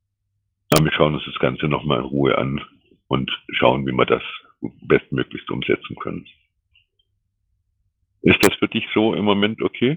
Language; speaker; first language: German; native; German